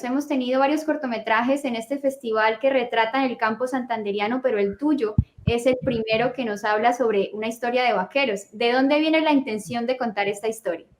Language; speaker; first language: Spanish; native; Spanish